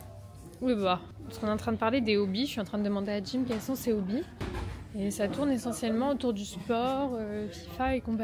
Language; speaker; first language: French; native; French